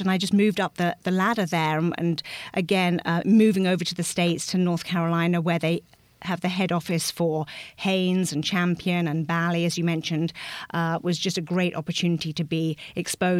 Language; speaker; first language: English; native; English